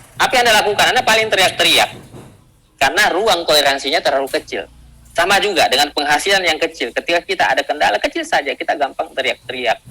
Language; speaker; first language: Indonesian; non-native, local second language; Buginese